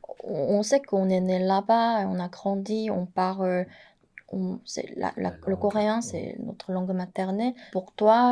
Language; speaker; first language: French; non-native, fluent; Korean